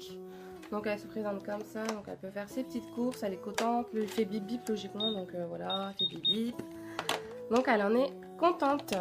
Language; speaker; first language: French; native; French